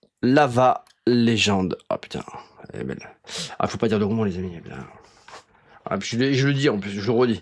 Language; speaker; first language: French; native; French